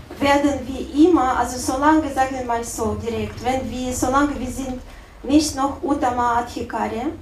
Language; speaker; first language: German; non-native, learner; Russian